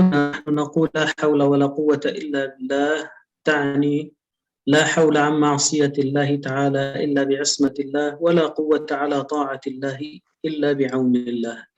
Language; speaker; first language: Arabic; native; Arabic